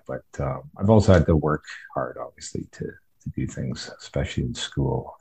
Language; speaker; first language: English; native; English